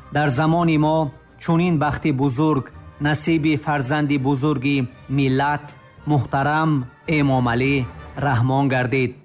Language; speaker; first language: Tajik; native; Tajik